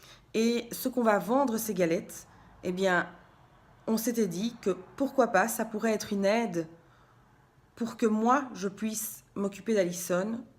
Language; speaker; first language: French; native; French